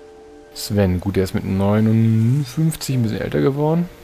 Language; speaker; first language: German; native; German